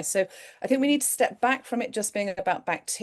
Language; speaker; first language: English; native; English